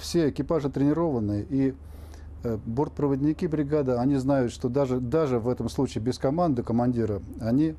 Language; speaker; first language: Russian; native; Russian